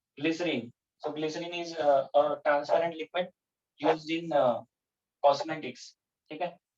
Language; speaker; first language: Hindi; non-native, local second language; Gujarati